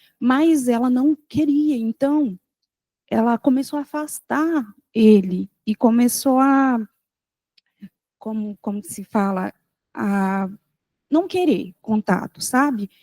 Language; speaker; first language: Portuguese; native; Portuguese